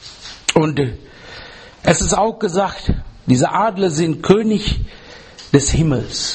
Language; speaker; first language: German; non-native, fluent; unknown